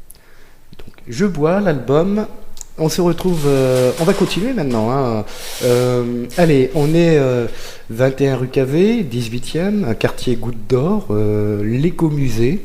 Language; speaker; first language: French; native; French